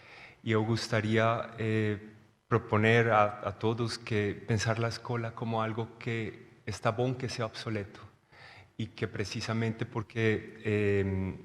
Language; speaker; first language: Portuguese; non-native, learner; Spanish